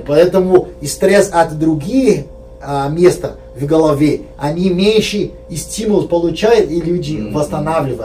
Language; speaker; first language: Russian; non-native, learner; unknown